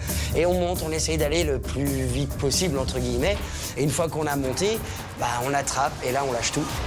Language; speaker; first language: French; native; French